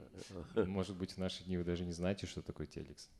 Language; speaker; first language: Russian; native; Russian